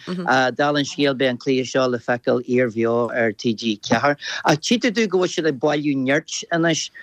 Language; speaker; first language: Irish; native; Irish